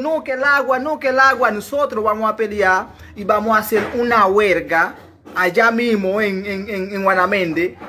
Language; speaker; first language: Spanish; non-native, fluent; Haitian Creole